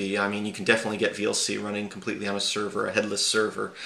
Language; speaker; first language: English; native; English